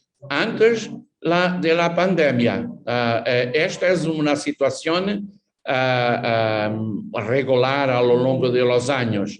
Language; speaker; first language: Spanish; non-native, fluent; Portuguese